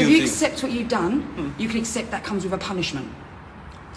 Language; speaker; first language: English; native; English